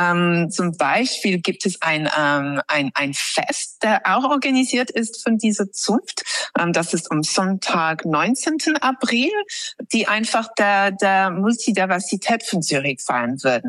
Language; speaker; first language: German; non-native, fluent; English